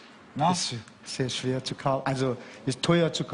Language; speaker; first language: German; non-native, learner; Korean